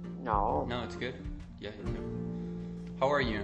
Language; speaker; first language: English; non-native, fluent; Spanish